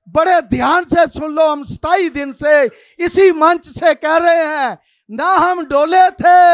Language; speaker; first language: Hindi; non-native, local second language; Punjabi